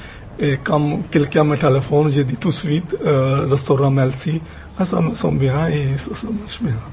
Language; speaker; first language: French; non-native, fluent; Punjabi